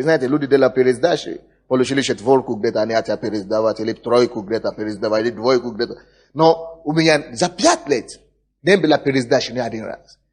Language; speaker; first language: Russian; non-native, fluent; Yoruba